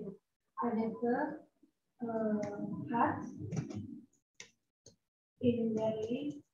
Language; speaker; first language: German; non-native, learner; Indonesian